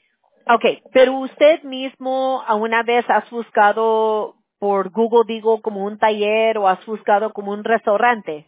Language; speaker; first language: Spanish; early bilingual, heritage; Spanish